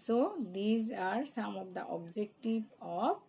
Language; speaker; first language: English; non-native, local second language; Assamese